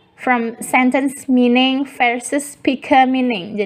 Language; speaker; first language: English; non-native, fluent; Indonesian